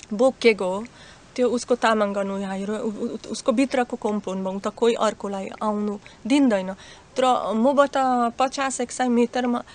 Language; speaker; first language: Nepali; non-native, learner; Slovak